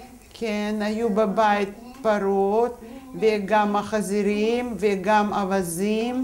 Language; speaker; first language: Hebrew; non-native, fluent; Russian